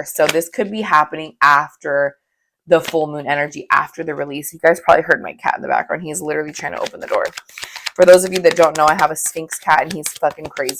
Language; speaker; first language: English; native; English